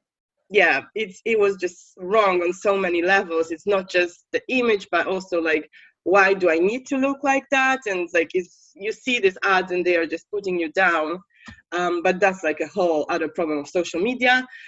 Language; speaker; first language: English; non-native, fluent; Polish